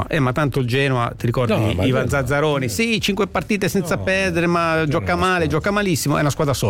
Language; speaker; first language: Italian; native; Italian